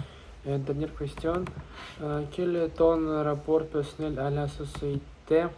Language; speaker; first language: French; non-native, learner; Russian